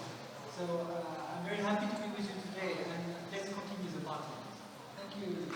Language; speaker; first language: English; non-native, fluent; French